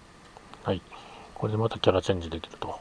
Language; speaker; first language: Japanese; native; Japanese